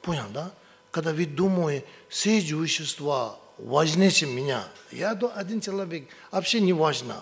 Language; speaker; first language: Russian; non-native, learner; Tibetan